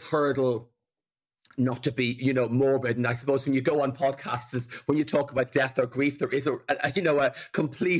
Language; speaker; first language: English; native; English